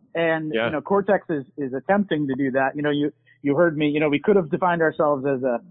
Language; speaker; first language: English; native; English